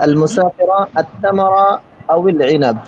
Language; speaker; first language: Arabic; non-native, learner; Bangla